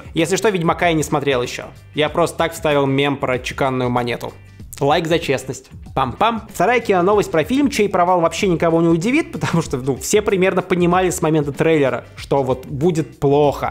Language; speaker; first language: Russian; native; Russian